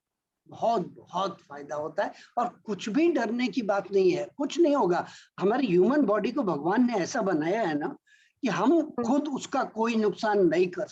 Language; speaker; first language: Hindi; native; Hindi